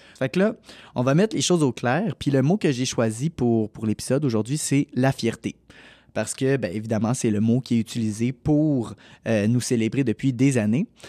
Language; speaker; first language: French; native; French